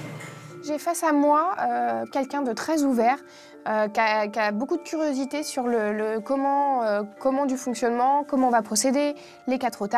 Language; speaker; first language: French; native; French